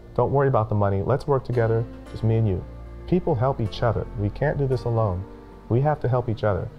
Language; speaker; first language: English; native; English